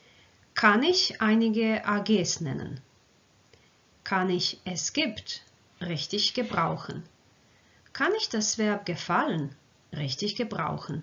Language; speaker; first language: German; non-native, fluent; Croatian